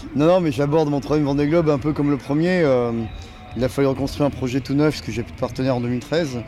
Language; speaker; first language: French; native; French